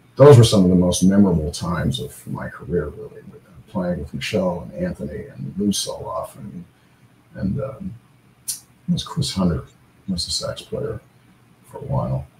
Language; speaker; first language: English; native; English